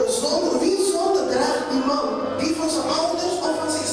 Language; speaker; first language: Dutch; non-native, local second language; Papiamento